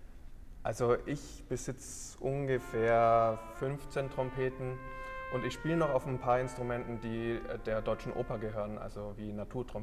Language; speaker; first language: German; native; German